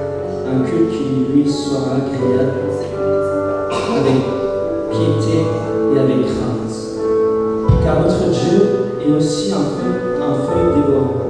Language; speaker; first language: French; non-native, fluent; Chinese